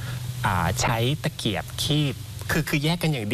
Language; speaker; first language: Thai; native; Thai